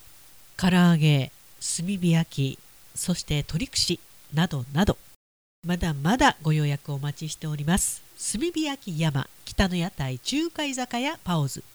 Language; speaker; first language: Japanese; native; Japanese